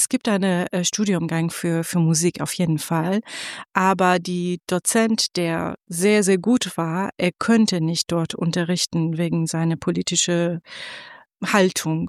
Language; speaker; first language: German; non-native, fluent; Persian